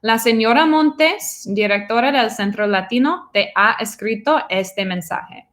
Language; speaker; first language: Spanish; non-native, fluent; English